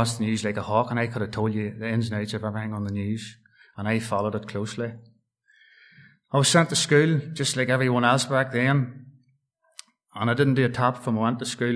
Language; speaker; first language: English; native; English